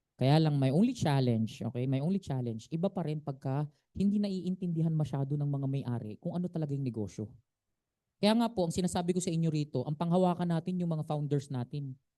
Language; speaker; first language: Filipino; native; Filipino